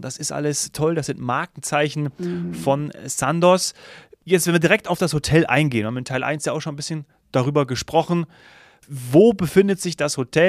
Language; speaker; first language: German; native; German